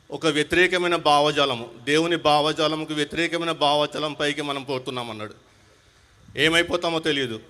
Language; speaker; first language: Telugu; non-native, local second language; Hindi